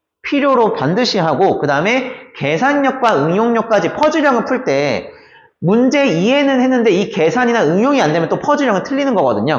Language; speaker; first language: Korean; native; Korean